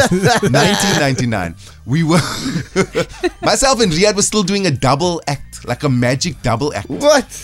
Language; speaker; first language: English; native; English